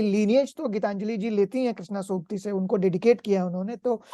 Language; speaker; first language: Hindi; native; Hindi